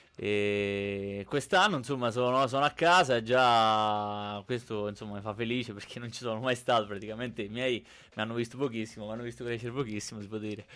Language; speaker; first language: Italian; native; Italian